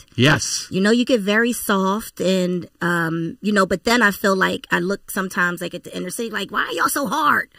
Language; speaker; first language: English; native; English